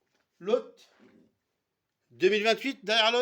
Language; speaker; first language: French; native; French